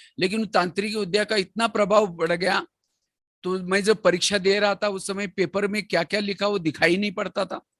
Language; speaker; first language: Hindi; non-native, local second language; Marathi